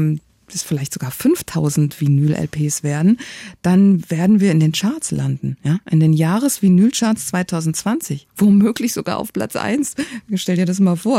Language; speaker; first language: German; native; German